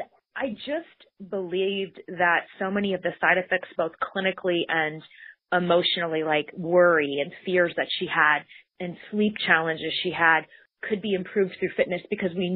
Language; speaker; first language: English; native; English